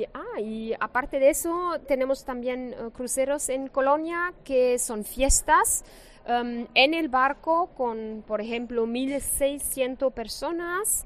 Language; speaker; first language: Spanish; non-native, fluent; German